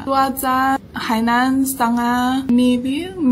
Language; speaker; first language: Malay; non-native, learner; Chinese